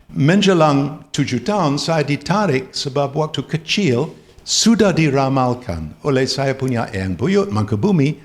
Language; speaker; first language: Indonesian; non-native, fluent; English